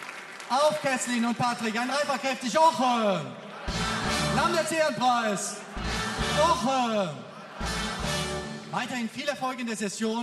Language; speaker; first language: German; native; German